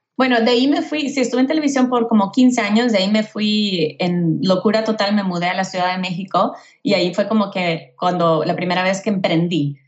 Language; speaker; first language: Spanish; native; Spanish